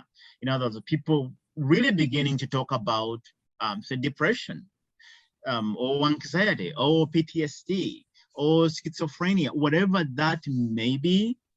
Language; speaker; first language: English; non-native, local second language; Ganda